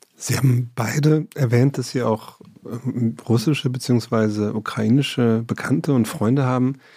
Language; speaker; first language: German; native; German